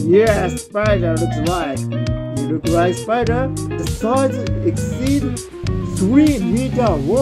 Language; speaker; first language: English; non-native, learner; Japanese